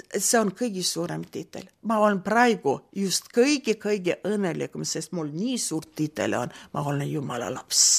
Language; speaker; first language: Estonian; non-native, local second language; Russian